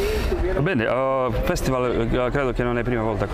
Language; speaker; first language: Italian; non-native, fluent; Croatian